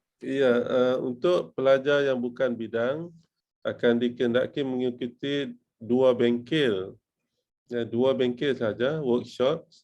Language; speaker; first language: Malay; native; Malay